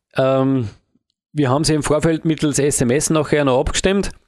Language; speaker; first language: German; native; German